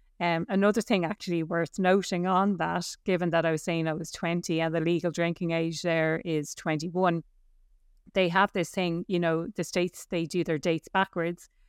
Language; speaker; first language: English; native; English